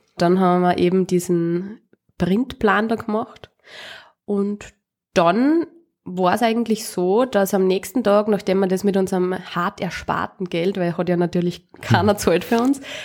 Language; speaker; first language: German; native; German